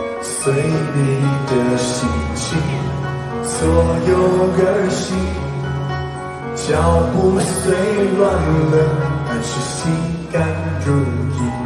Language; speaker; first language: Chinese; native; Chinese